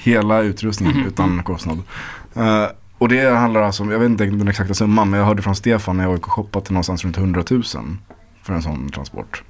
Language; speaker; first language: Swedish; native; Swedish